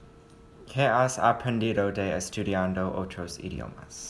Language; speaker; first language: Spanish; non-native, learner; English